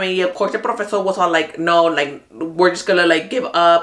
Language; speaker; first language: English; early bilingual, other home language; Spanish